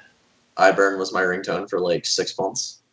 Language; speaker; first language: English; native; English